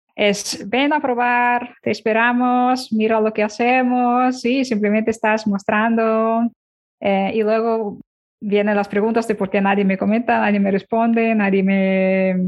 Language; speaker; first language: Spanish; non-native, fluent; Ukrainian